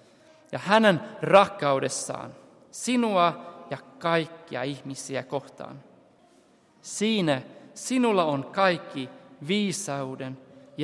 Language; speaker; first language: Finnish; non-native, fluent; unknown